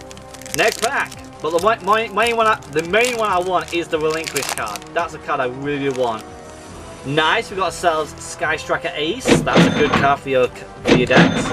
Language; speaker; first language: English; native; English